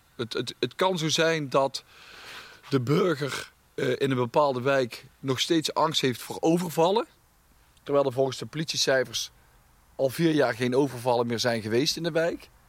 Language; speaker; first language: Dutch; native; Dutch